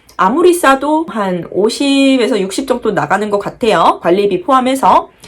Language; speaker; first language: Korean; native; Korean